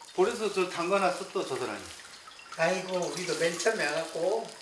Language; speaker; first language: Korean; native; Korean